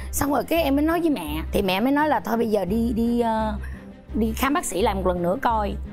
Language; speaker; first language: Vietnamese; non-native, local second language; Khmer